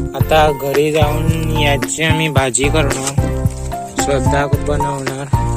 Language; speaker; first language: Marathi; non-native, local second language; Konkani